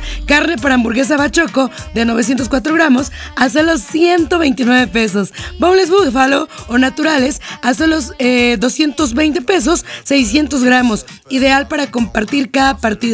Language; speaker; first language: Spanish; native; Spanish